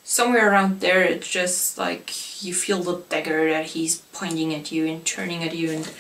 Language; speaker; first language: English; non-native, fluent; German